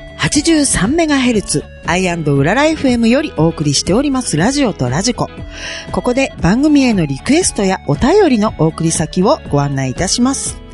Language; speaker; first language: Japanese; native; Japanese